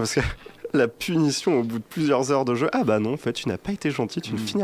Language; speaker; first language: French; native; French